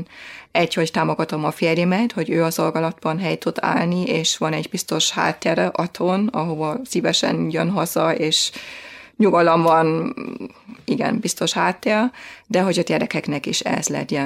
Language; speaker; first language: Hungarian; non-native, fluent; German